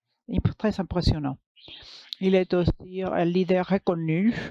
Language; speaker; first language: French; non-native, learner; English